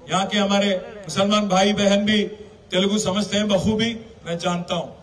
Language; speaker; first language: Hindi; non-native, local second language; Telugu